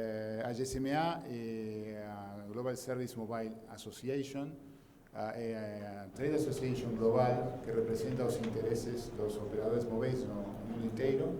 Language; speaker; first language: Portuguese; non-native, learner; Spanish